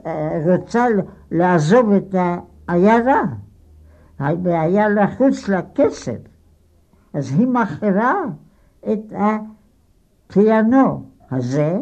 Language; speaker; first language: Hebrew; non-native, fluent; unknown